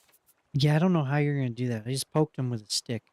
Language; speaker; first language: English; native; English